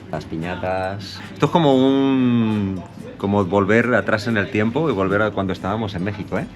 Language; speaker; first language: Spanish; native; Spanish